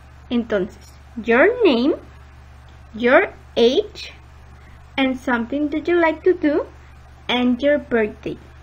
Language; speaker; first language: English; non-native, fluent; Spanish